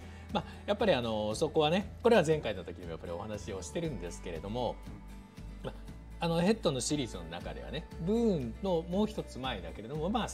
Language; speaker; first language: Japanese; native; Japanese